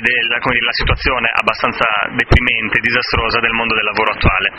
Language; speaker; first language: Italian; native; Italian